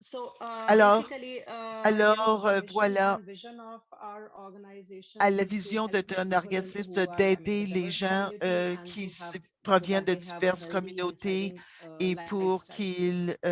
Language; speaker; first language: French; non-native, fluent; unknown